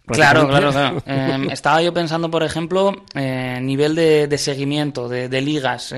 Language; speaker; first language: Spanish; native; Spanish